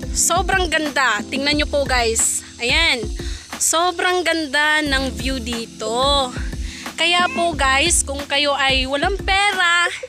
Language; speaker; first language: Filipino; non-native, local second language; Masbatenyo